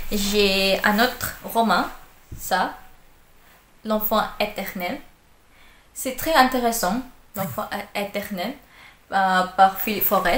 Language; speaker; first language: French; non-native, learner; Malay